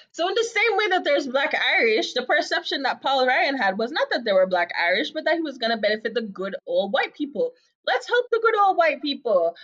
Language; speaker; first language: English; native; English